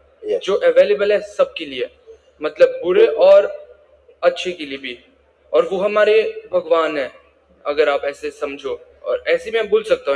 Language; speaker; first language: Hindi; early bilingual, heritage; Hindi